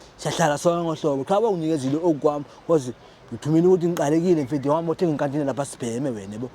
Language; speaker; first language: Zulu; non-native, local second language; Xhosa